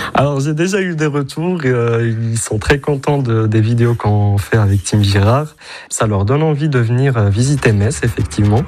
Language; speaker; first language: French; non-native, local second language; Arabic